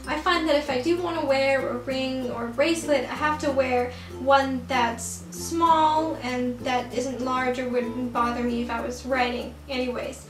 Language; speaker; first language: English; native; English